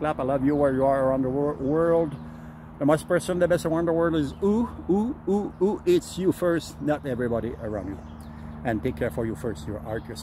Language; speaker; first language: English; non-native, learner; French